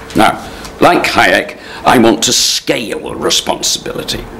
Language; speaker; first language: English; native; English